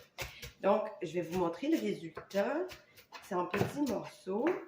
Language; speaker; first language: French; native; French